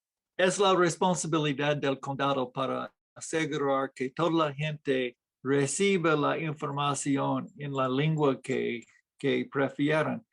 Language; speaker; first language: Spanish; non-native, fluent; English